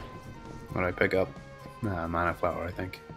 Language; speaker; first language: English; native; English